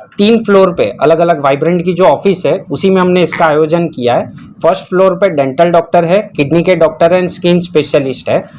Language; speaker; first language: Hindi; non-native, local second language; Gujarati